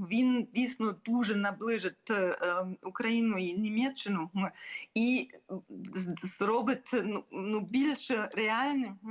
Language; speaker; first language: Ukrainian; non-native, fluent; German